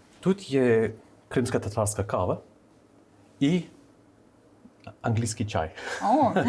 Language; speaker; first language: Ukrainian; non-native, fluent; English